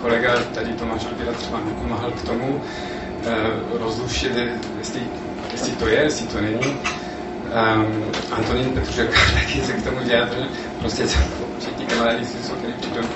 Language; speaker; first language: Czech; non-native, fluent; French